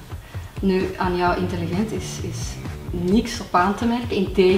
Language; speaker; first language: Dutch; native; Dutch